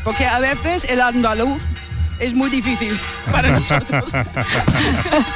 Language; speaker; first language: Spanish; non-native, fluent; Dutch